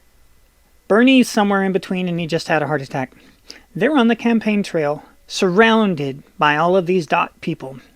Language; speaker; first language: English; native; English